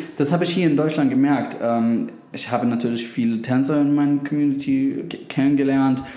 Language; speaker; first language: German; non-native, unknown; Arabic